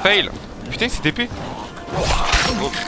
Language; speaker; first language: French; native; French